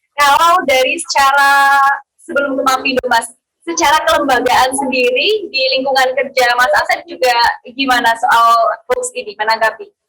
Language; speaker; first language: Indonesian; native; Indonesian